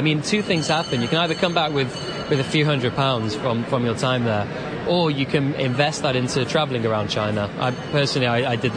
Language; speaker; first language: English; native; English